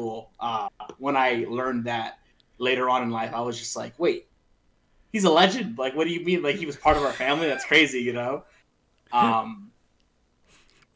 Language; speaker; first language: English; native; English